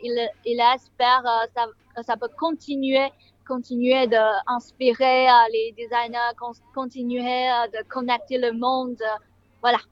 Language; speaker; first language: French; non-native, learner; Chinese